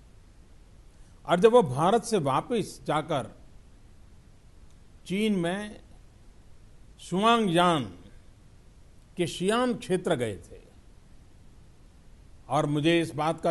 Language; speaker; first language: Hindi; non-native, local second language; Gujarati